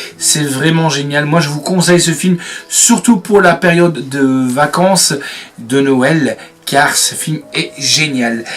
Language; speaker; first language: French; native; French